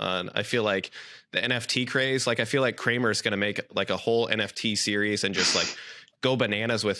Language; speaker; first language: English; native; English